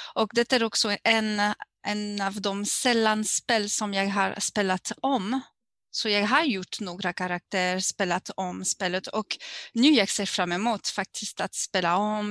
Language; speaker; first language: Swedish; non-native, fluent; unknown